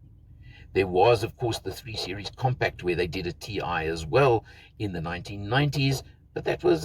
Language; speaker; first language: English; native; English